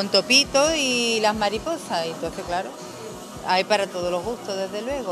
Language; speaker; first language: Spanish; native; Spanish